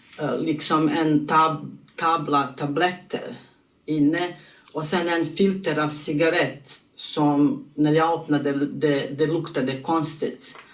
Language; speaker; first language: Swedish; non-native, learner; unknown